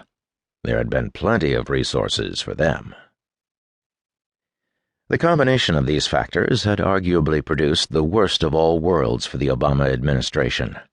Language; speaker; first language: English; native; English